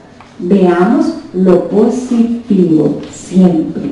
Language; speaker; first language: Spanish; native; Spanish